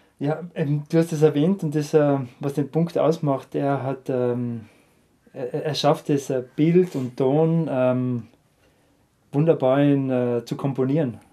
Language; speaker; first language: German; native; German